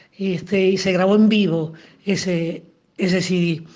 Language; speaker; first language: Spanish; native; Spanish